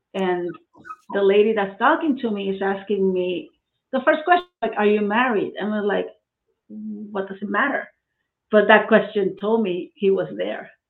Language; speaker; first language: English; non-native, fluent; Spanish